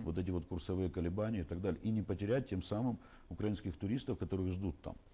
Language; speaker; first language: Russian; native; Russian